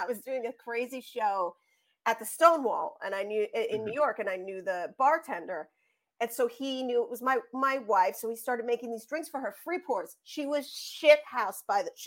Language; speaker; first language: English; native; English